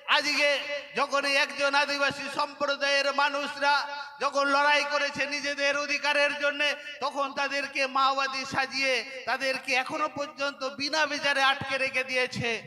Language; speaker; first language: Bangla; non-native, local second language; Santali